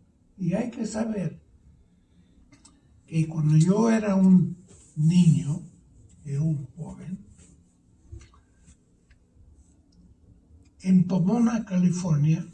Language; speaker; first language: Spanish; early bilingual, heritage; Spanish